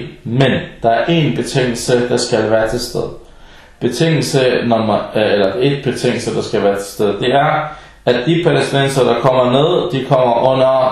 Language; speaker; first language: Danish; early bilingual, other home language; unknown